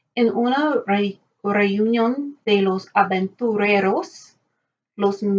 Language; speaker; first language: Spanish; non-native, learner; English